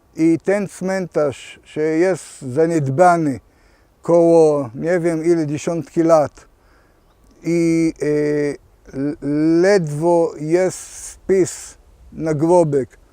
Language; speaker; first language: Polish; early bilingual, heritage; Polish